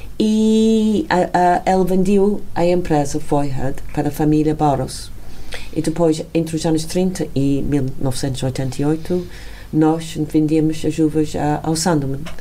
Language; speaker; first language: Portuguese; non-native, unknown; English